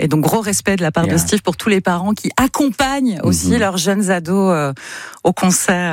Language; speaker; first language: French; native; French